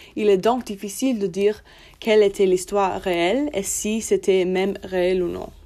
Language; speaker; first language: French; non-native, learner; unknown